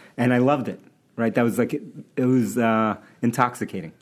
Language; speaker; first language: English; early bilingual, other home language; Spanish